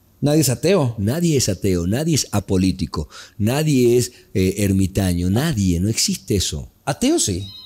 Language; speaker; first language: Spanish; native; Spanish